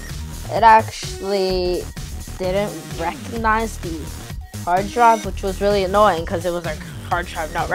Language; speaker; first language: English; native; English